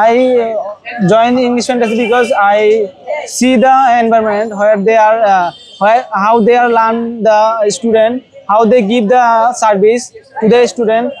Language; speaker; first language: English; non-native, learner; Bangla